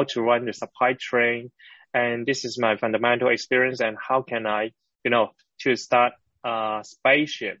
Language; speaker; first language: English; non-native, local second language; Cantonese